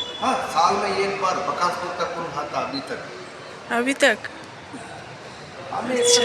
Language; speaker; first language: Hindi; non-native, learner; Telugu